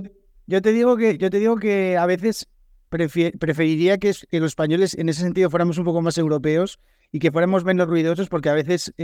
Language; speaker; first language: Spanish; native; Spanish